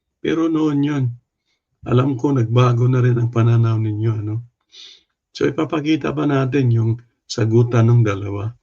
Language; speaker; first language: Filipino; non-native, local second language; Cebuano